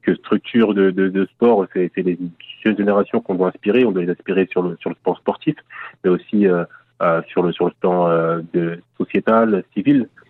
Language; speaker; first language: French; native; French